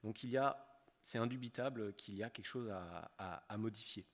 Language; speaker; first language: French; native; French